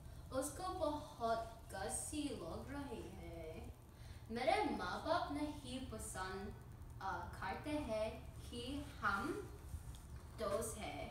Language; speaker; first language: Hindi; non-native, learner; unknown